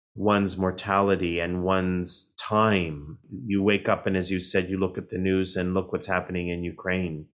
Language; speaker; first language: English; native; English